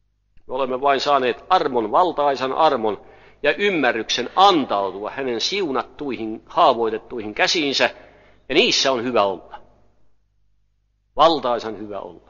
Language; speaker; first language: Finnish; native; Finnish